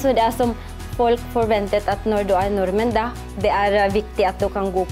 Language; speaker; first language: Norwegian; non-native, fluent; Filipino